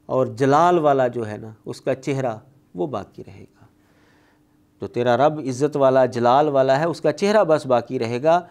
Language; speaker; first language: Urdu; non-native, local second language; Punjabi